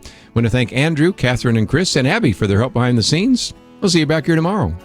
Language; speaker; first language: English; native; English